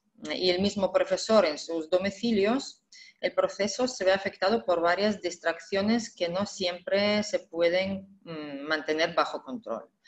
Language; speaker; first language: Spanish; non-native, fluent; Russian